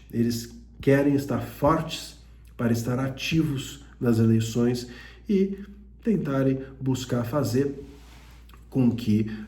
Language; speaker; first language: Portuguese; native; Portuguese